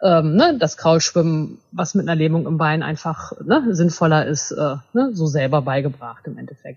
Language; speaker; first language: German; native; German